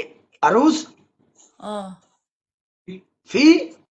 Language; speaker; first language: Arabic; non-native, learner; Punjabi